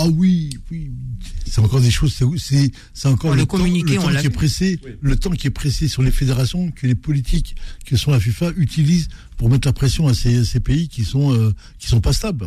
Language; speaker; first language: French; native; French